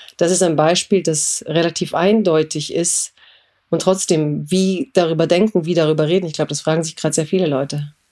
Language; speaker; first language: German; early bilingual, other home language; Croatian